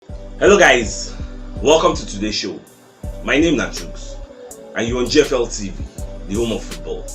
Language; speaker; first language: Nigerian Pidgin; non-native, local second language; Igbo